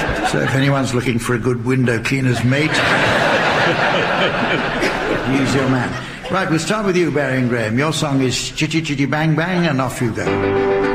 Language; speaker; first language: English; native; English